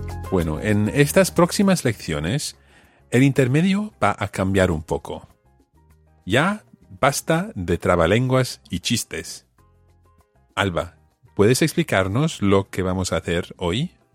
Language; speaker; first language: Spanish; non-native, fluent; English